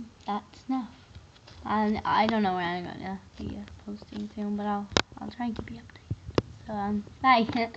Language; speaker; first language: English; native; English